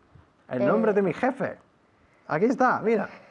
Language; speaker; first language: Spanish; non-native, fluent; English